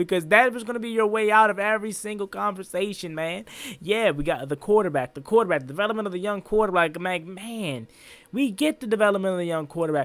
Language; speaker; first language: English; native; English